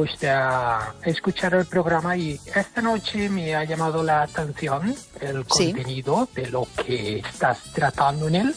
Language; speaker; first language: Spanish; non-native, fluent; English